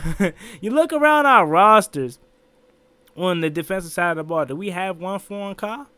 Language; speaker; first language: English; native; English